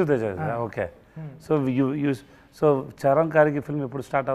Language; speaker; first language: Telugu; non-native, learner; Tamil